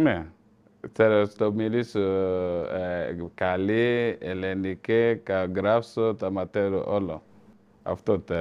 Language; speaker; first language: Greek; non-native, learner; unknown